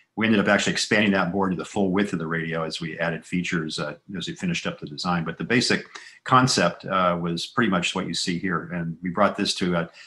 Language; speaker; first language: English; native; English